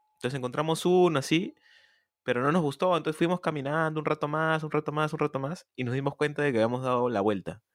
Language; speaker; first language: Spanish; native; Spanish